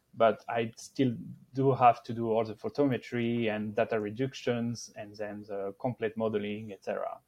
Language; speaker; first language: English; non-native, fluent; French